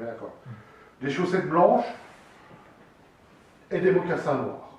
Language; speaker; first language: French; native; French